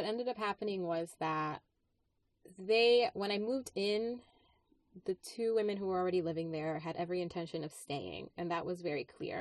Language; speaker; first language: English; native; English